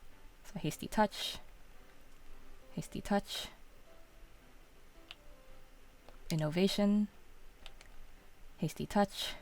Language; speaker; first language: English; native; English